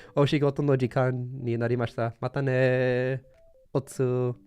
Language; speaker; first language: Japanese; non-native, learner; English